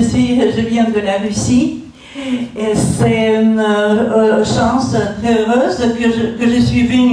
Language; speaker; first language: French; non-native, fluent; Russian